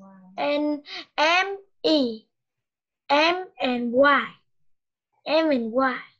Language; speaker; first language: English; non-native, learner; Vietnamese